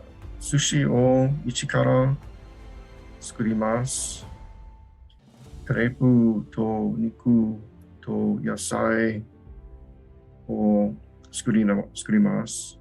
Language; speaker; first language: Japanese; non-native, learner; English